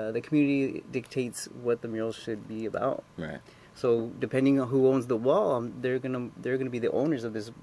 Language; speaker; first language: English; native; English